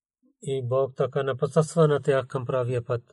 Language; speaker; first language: Bulgarian; non-native, fluent; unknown